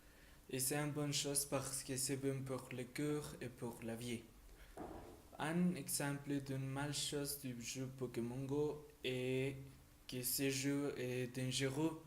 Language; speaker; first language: French; non-native, learner; Spanish